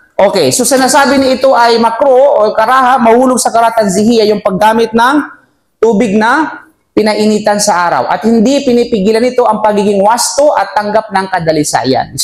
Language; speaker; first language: Filipino; non-native, local second language; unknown